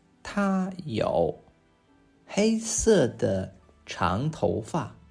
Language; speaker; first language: Chinese; non-native, fluent; English